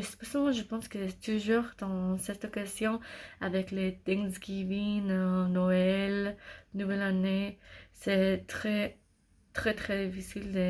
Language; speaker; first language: French; non-native, learner; English